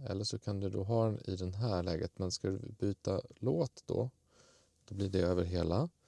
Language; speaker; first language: Swedish; native; Swedish